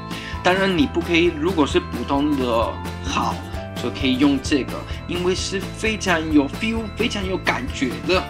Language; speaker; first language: Chinese; non-native, fluent; Spanish